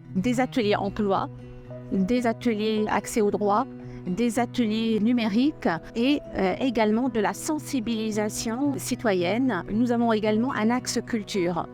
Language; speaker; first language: French; native; French